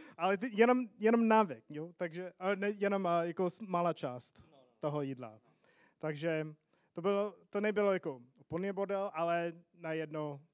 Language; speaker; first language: Czech; non-native, fluent; English